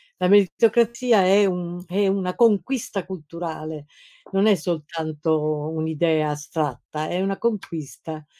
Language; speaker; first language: Italian; native; Italian